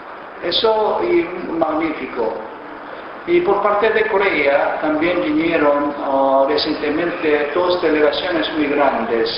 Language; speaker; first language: Spanish; non-native, fluent; Korean